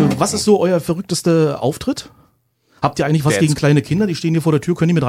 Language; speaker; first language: German; native; German